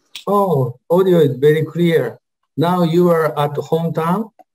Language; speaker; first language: English; non-native, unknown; Japanese